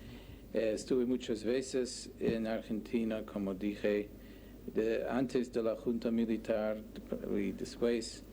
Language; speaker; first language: Spanish; non-native, learner; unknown